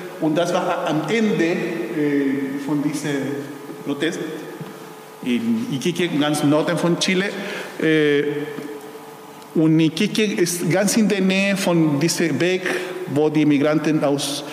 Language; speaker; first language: German; non-native, fluent; Spanish